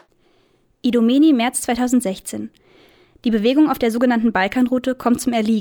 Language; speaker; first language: German; native; German